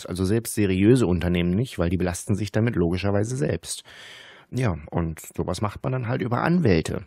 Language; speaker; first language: German; native; German